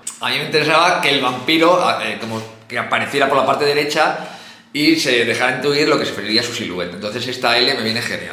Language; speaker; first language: Spanish; native; Spanish